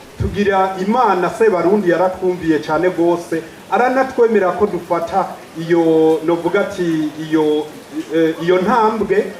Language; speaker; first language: Rundi; early bilingual, heritage; Rundi